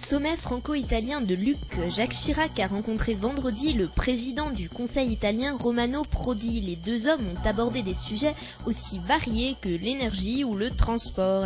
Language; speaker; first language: French; native; French